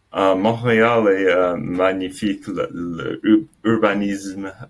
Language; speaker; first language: French; non-native, learner; English